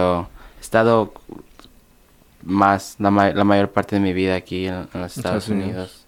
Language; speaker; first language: Spanish; early bilingual, other home language; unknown